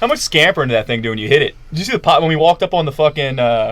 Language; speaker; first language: English; native; English